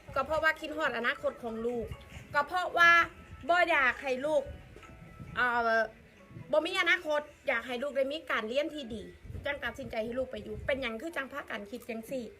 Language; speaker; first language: Thai; non-native, local second language; Northeastern Thai